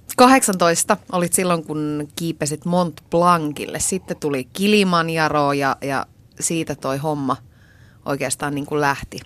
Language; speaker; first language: Finnish; native; Finnish